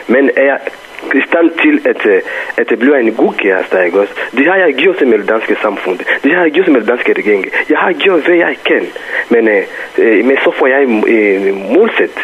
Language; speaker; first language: Danish; non-native, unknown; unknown